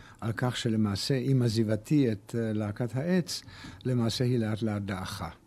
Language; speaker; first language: Hebrew; early bilingual, other home language; German